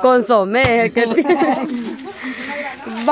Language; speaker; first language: Spanish; native; Spanish